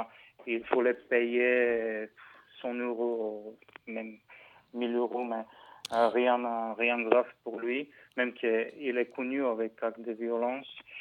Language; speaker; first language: French; non-native, fluent; Bulgarian